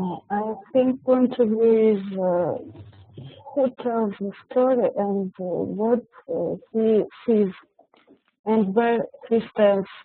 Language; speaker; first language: English; non-native, learner; Russian